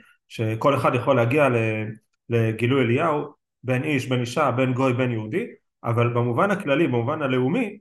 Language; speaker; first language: Hebrew; native; Hebrew